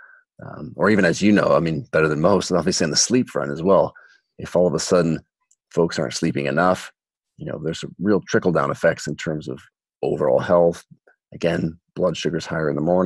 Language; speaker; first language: English; native; English